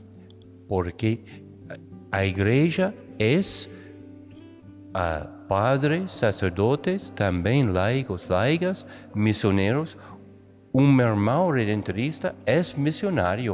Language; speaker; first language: Portuguese; non-native, fluent; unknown